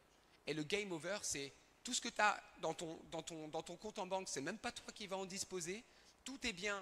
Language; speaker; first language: French; early bilingual, other home language; Arabic